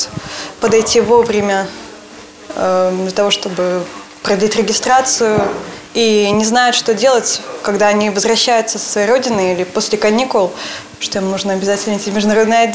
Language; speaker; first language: Russian; native; Russian